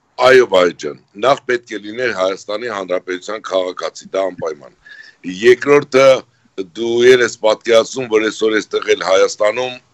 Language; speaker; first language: Armenian; native; Armenian